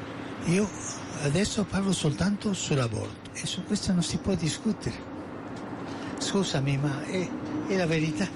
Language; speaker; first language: Italian; non-native, fluent; Spanish